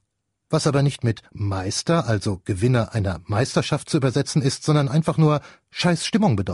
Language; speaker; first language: German; native; German